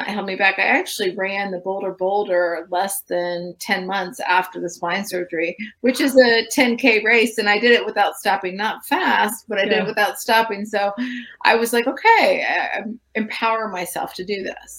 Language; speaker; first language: English; native; English